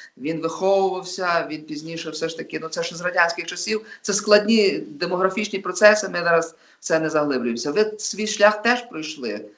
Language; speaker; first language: Ukrainian; native; Ukrainian